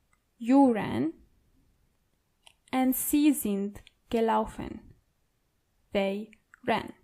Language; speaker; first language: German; non-native, fluent; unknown